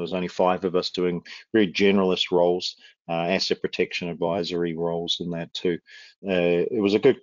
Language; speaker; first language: English; native; English